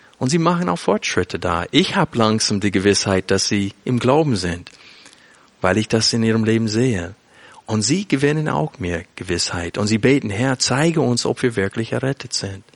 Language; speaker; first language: German; non-native, fluent; English